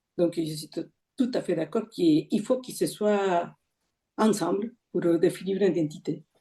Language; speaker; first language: French; non-native, fluent; Spanish